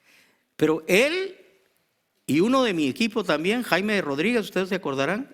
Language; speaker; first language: Spanish; native; Spanish